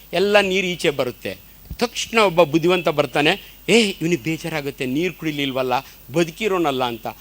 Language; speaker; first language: Kannada; native; Kannada